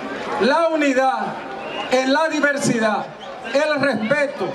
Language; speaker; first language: Spanish; native; Spanish